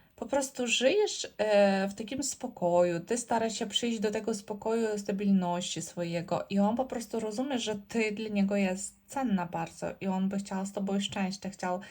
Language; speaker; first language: Polish; non-native, learner; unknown